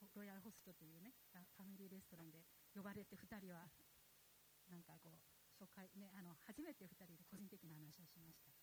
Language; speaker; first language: Japanese; non-native, fluent; Korean